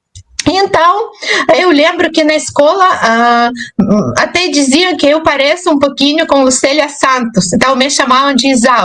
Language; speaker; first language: Portuguese; non-native, fluent; Russian